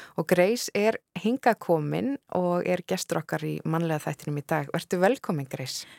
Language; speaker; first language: Icelandic; native; Icelandic